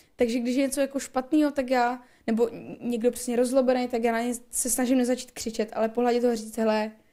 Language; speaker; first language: Czech; non-native, local second language; Polish